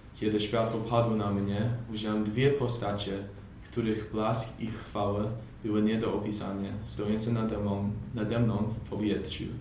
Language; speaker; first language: Polish; non-native, learner; English